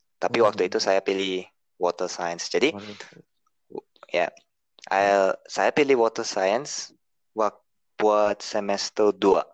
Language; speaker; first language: Indonesian; early bilingual, heritage; Indonesian